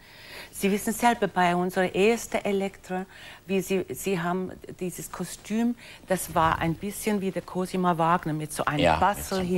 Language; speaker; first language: German; non-native, fluent; English